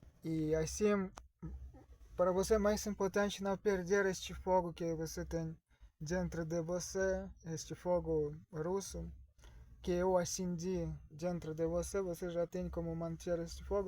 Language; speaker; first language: Portuguese; non-native, learner; Russian